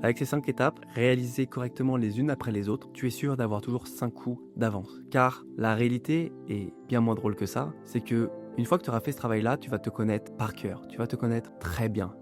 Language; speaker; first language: French; native; French